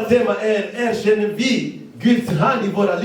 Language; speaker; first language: Swedish; non-native, fluent; Lingala